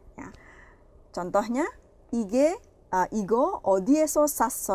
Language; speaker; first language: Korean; non-native, fluent; Indonesian